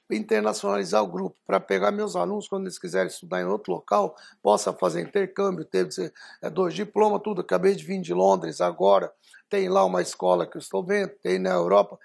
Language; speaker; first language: Portuguese; early bilingual, other home language; Arabic